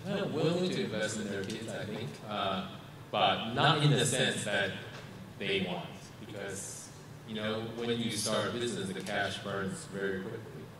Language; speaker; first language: English; non-native, fluent; Chinese